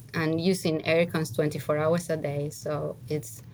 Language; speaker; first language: English; non-native, fluent; Spanish